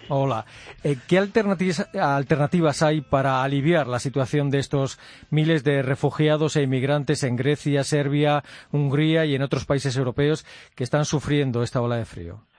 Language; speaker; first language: Spanish; native; Spanish